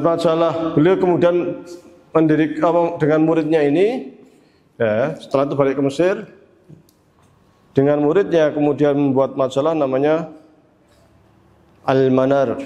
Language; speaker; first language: Indonesian; native; Indonesian